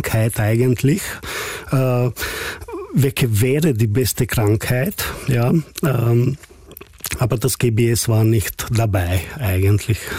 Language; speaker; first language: German; non-native, fluent; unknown